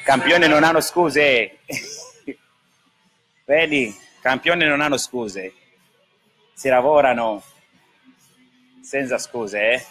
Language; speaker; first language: Italian; non-native, learner; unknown